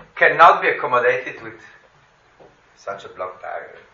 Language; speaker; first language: English; non-native, fluent; Slovenian